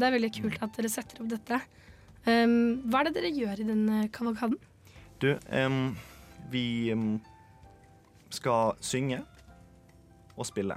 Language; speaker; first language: Norwegian; native; Norwegian